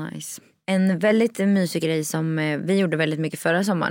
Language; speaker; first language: Swedish; native; Swedish